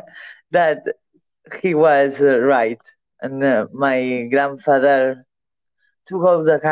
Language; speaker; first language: English; non-native, learner; Catalan